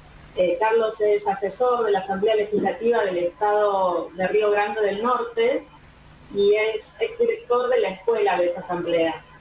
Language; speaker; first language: Spanish; native; Spanish